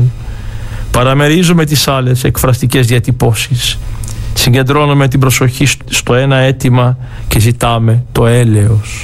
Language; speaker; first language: Greek; native; Greek